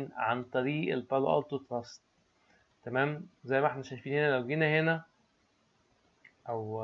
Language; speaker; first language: Arabic; native; Arabic